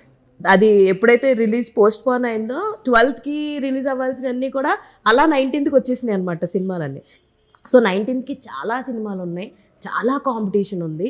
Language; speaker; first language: Telugu; native; Telugu